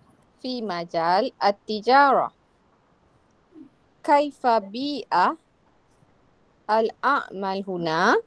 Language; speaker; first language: Arabic; non-native, learner; Malay